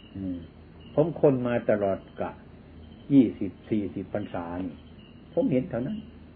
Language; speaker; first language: Thai; non-native, local second language; Lao